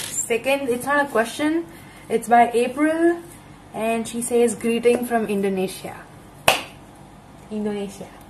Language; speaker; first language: English; non-native, local second language; Gujarati